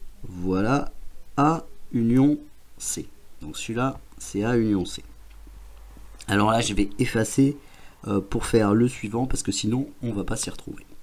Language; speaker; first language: French; native; French